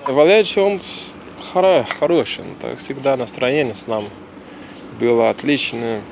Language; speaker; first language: Russian; non-native, learner; Portuguese